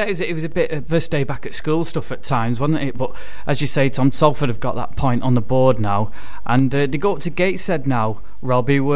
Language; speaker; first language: English; native; English